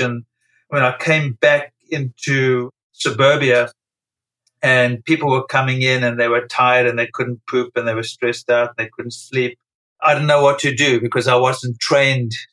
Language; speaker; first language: English; native; English